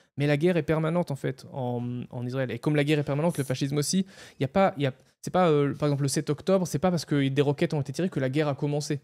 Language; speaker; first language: French; non-native, fluent; Hebrew